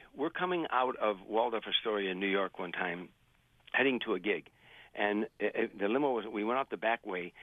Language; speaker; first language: English; native; English